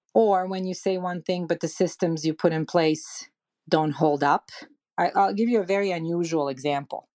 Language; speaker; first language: English; non-native, fluent; Serbian